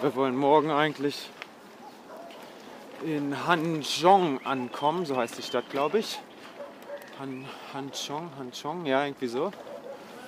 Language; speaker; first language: German; native; German